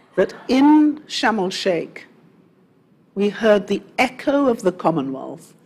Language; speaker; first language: English; native; English